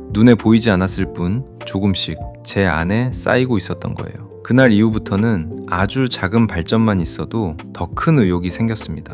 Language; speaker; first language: Korean; non-native, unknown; Arabic